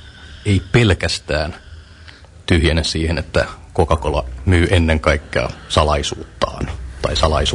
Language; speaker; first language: Finnish; native; Finnish